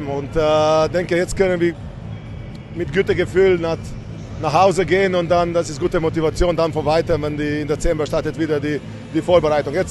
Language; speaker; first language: German; non-native, fluent; Slovenian